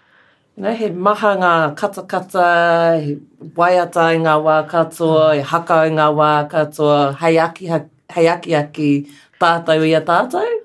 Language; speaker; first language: Māori; non-native, learner; English